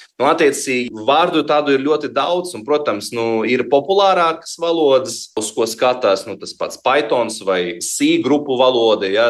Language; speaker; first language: Latvian; non-native, local second language; Russian